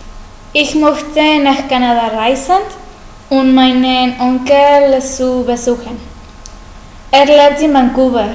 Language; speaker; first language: German; non-native, learner; Spanish